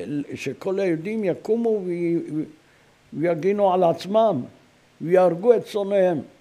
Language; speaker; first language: Hebrew; non-native, fluent; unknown